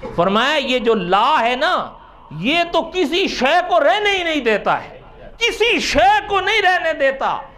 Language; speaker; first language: Urdu; non-native, local second language; Punjabi